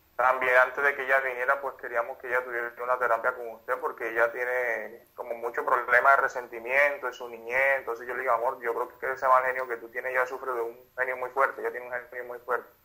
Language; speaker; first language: Spanish; native; Spanish